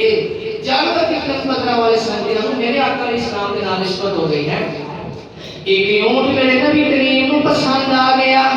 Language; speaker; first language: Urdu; non-native, local second language; Punjabi